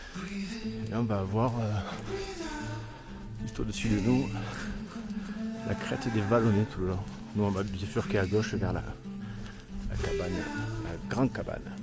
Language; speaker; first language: French; native; French